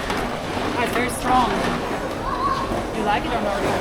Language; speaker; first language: English; non-native, fluent; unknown